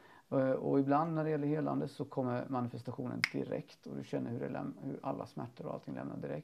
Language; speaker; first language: Swedish; native; Swedish